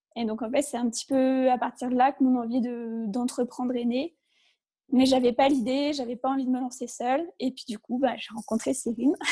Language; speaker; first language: French; native; French